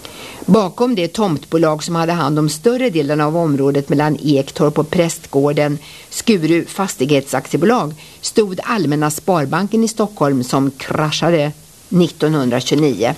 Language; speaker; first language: Swedish; native; Swedish